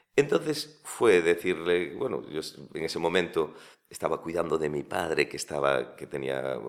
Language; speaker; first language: Spanish; native; Spanish